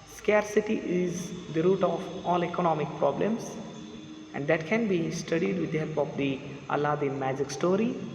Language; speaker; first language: English; non-native, local second language; Kannada